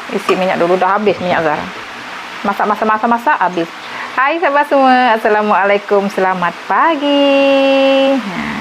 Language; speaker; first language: Malay; native; Malay